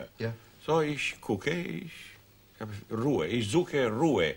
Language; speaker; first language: German; non-native, learner; Italian